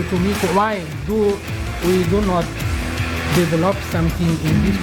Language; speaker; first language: English; non-native, learner; Portuguese